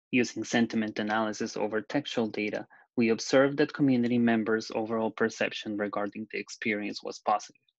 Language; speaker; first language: English; non-native, fluent; Spanish